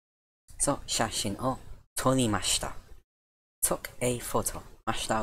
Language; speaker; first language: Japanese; non-native, learner; English